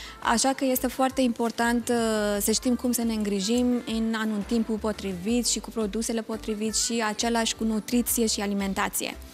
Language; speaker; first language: Romanian; non-native, fluent; Turkish